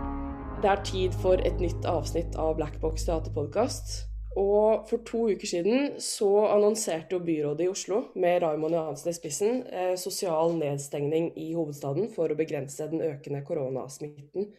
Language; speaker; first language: Norwegian; native; Norwegian